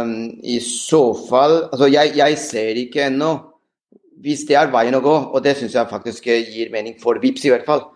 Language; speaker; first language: Norwegian; non-native, fluent; Spanish